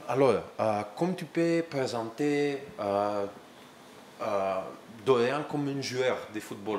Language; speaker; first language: French; non-native, learner; Greek